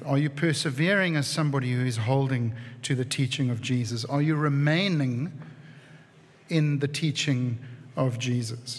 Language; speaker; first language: English; native; English